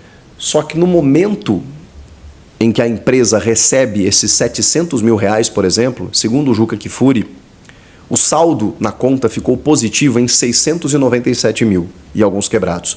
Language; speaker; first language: Portuguese; native; Portuguese